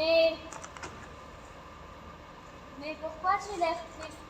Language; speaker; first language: French; non-native, learner; Arabic